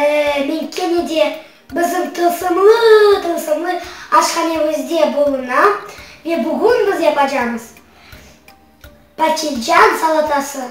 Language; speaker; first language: Turkish; early bilingual, heritage; Crimean Tatar